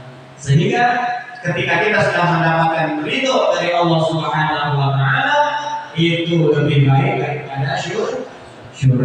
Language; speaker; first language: Indonesian; native; Indonesian